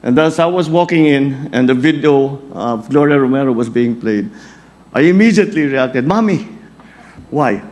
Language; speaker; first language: English; non-native, local second language; Filipino